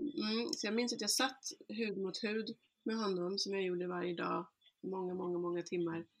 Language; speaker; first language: Swedish; early bilingual, other home language; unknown